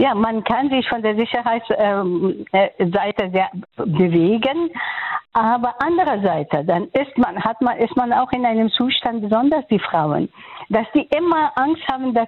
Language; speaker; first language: German; non-native, fluent; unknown